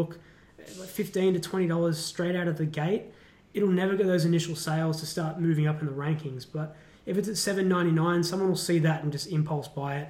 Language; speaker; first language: English; native; English